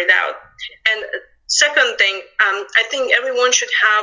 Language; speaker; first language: English; non-native, fluent; Lithuanian